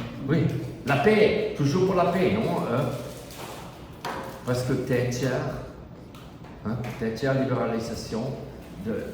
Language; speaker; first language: French; non-native, learner; German